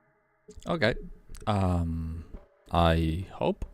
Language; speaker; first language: English; non-native, fluent; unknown